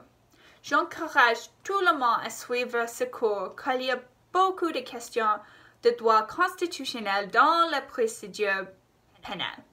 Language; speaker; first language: French; non-native, local second language; English